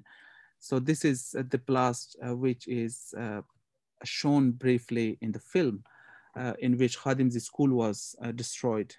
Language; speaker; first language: English; non-native, local second language; Hazaragi